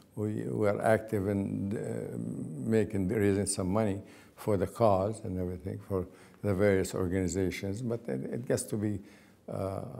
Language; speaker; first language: English; non-native, fluent; Arabic